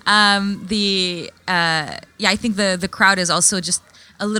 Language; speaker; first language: English; non-native, local second language; French